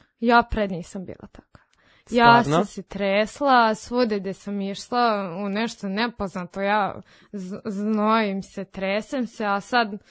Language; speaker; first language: Serbian; non-native, local second language; Rusyn